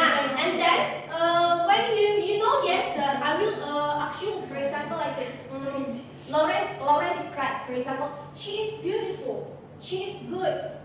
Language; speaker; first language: English; non-native, learner; Indonesian